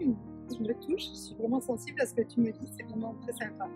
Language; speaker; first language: French; native; French